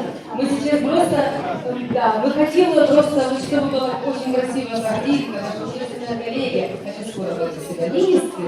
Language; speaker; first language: Russian; native; Russian